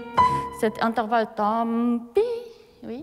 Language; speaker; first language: French; non-native, fluent; Japanese